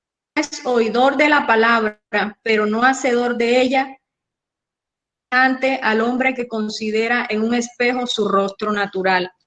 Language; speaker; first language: Spanish; native; Spanish